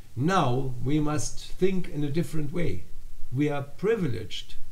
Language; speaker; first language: English; non-native, fluent; German